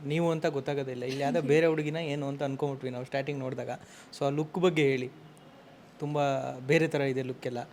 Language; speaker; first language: Kannada; native; Kannada